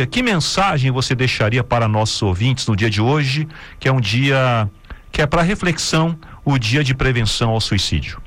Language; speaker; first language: Portuguese; native; Portuguese